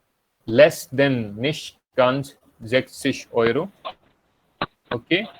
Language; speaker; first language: German; non-native, fluent; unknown